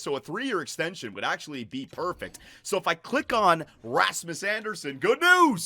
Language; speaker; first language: English; native; English